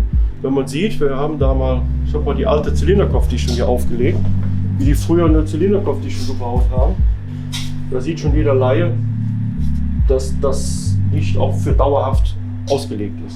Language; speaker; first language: German; native; German